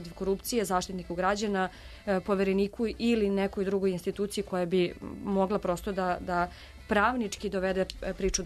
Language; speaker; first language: Serbian; native; Serbian